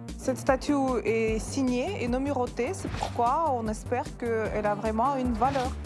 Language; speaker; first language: French; non-native, fluent; Russian